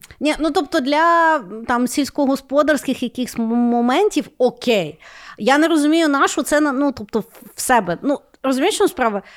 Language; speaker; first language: Ukrainian; non-native, local second language; Russian